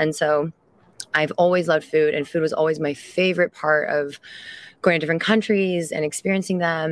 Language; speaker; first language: English; early bilingual, other home language; French